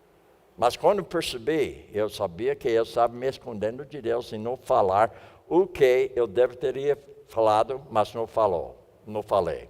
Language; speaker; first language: Portuguese; non-native, fluent; English